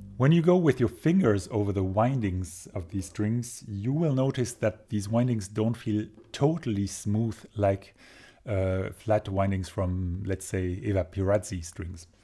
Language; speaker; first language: English; non-native, fluent; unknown